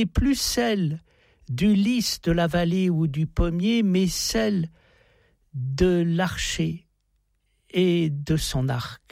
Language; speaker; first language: French; native; French